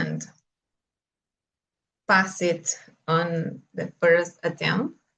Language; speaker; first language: English; non-native, learner; Spanish